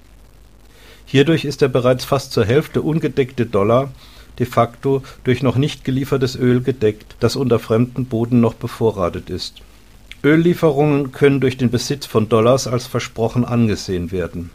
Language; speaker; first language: German; native; German